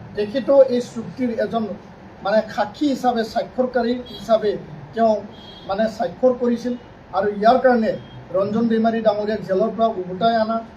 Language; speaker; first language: Assamese; non-native, local second language; Bodo